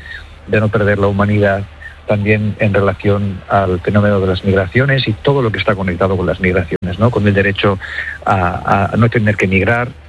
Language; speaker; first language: Spanish; native; Spanish